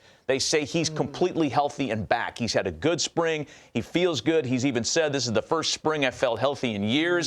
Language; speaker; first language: English; native; English